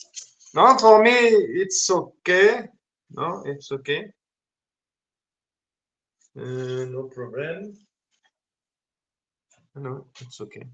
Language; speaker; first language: English; non-native, learner; French